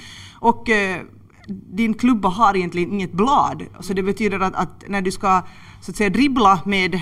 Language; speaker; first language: Swedish; native; Swedish